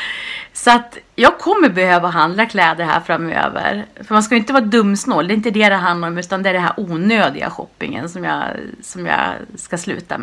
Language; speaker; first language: Swedish; native; Swedish